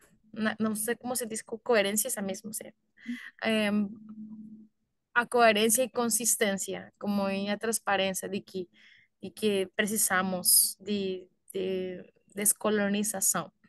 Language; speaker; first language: Portuguese; non-native, learner; Spanish